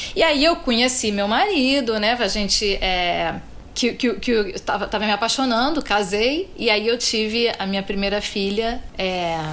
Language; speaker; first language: Portuguese; native; Portuguese